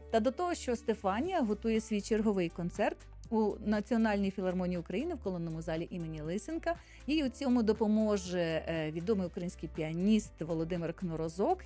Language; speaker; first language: Ukrainian; native; Ukrainian